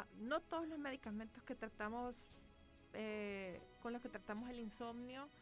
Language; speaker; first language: Spanish; native; Spanish